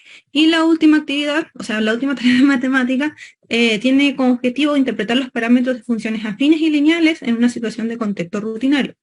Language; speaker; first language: Spanish; native; Spanish